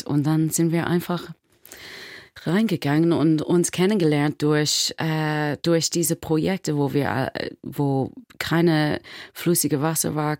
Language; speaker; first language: German; non-native, learner; English